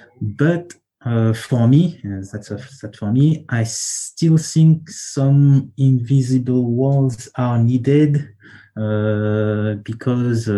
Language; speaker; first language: English; non-native, learner; French